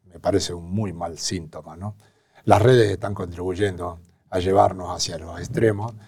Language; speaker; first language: Spanish; native; Spanish